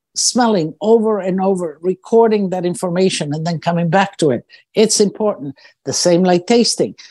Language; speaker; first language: English; early bilingual, other home language; Croatian